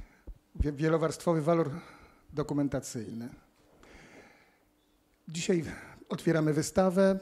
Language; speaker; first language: Polish; native; Polish